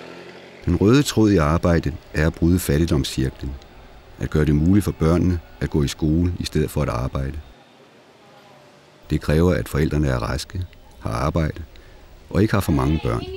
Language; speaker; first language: Danish; native; Danish